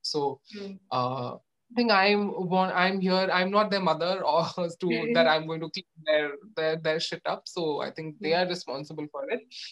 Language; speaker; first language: English; non-native, local second language; Odia